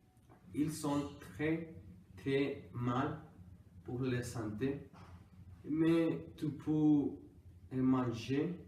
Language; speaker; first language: French; non-native, learner; Spanish